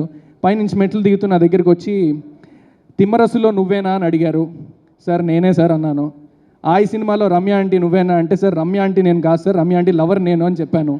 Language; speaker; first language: Telugu; native; Telugu